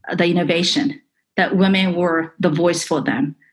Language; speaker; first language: English; non-native, fluent; Japanese